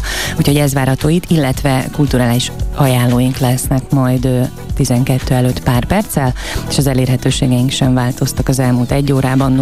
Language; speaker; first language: Hungarian; native; Hungarian